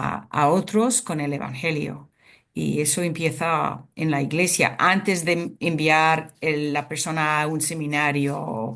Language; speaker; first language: Spanish; non-native, fluent; English